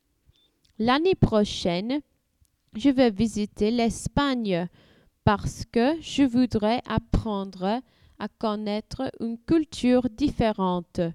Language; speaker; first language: French; non-native, learner; English